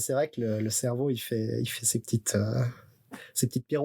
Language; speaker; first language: French; native; French